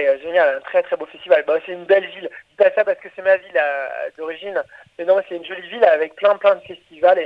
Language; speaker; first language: French; native; French